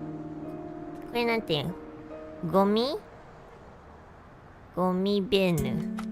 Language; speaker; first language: Japanese; non-native, learner; Chinese